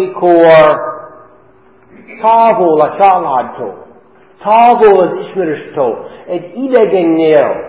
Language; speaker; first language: Hungarian; non-native, fluent; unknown